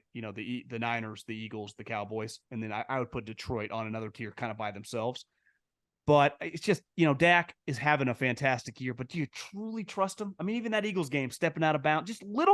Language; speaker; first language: English; native; English